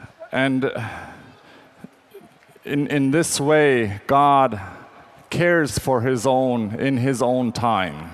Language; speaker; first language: English; native; English